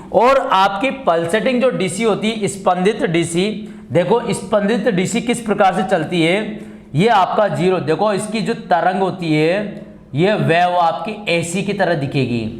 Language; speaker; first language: Hindi; native; Hindi